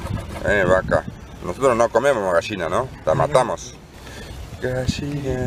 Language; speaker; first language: Spanish; native; Spanish